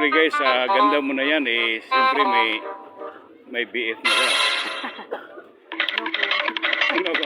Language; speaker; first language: Filipino; non-native, local second language; Cebuano